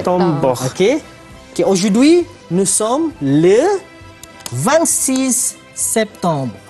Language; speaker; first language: French; non-native, fluent; Malay